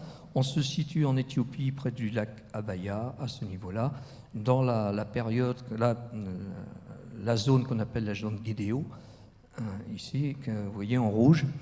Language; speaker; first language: French; native; French